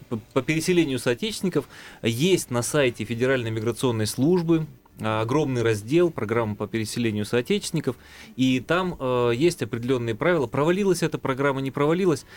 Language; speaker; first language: Russian; native; Russian